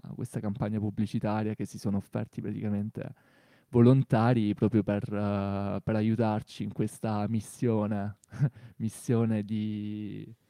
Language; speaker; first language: Italian; native; Italian